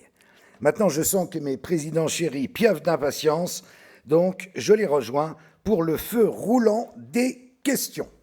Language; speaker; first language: French; native; French